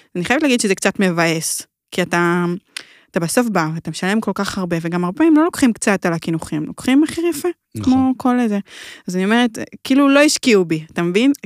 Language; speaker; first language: Hebrew; native; Hebrew